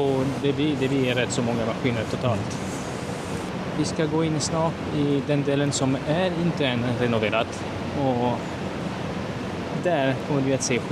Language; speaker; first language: Swedish; non-native, fluent; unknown